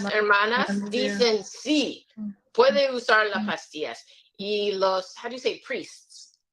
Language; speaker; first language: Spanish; non-native, learner; English